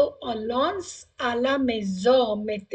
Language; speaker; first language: French; non-native, fluent; Hindi